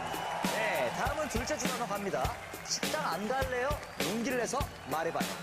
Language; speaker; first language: Korean; native; Korean